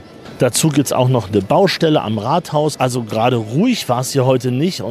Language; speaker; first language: German; native; German